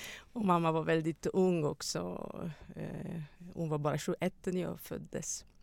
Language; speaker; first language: Swedish; non-native, fluent; Italian